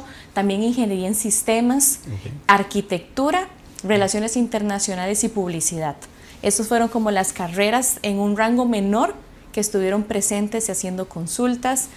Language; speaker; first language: Spanish; native; Spanish